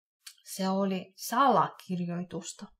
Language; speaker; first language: Finnish; non-native, fluent; Russian